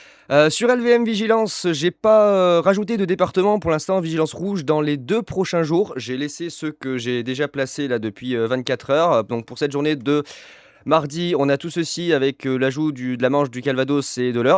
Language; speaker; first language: French; native; French